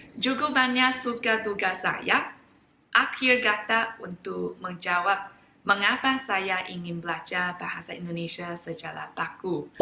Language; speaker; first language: Indonesian; non-native, fluent; Chinese